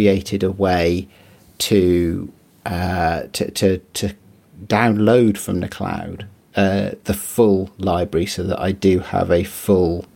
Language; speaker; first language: English; native; English